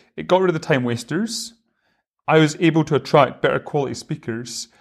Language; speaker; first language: English; native; English